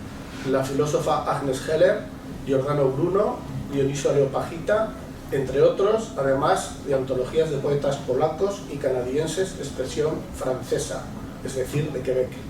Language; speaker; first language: Spanish; native; Spanish